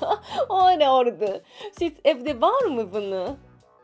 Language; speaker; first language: Turkish; non-native, learner; Japanese